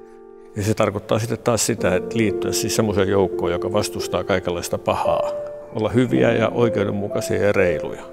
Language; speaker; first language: Finnish; native; Finnish